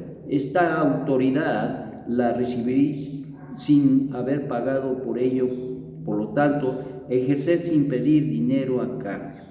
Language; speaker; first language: Spanish; native; Spanish